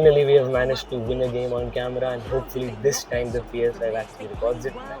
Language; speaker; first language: English; non-native, local second language; Hindi